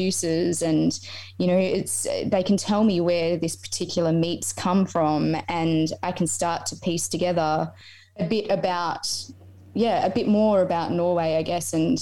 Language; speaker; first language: English; native; English